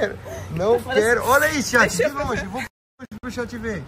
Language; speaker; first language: Portuguese; native; Portuguese